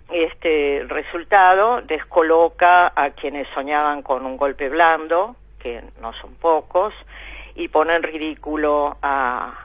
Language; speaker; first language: Spanish; native; Spanish